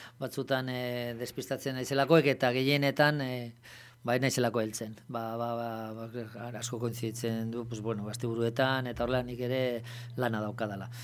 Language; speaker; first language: Basque; non-native, local second language; Spanish